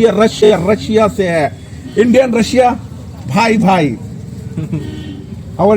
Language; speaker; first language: Hindi; native; Hindi